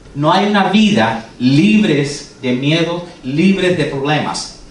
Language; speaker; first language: Spanish; early bilingual, heritage; Spanish